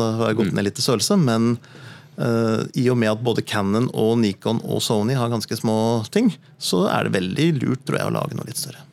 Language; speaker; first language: Norwegian; native; Norwegian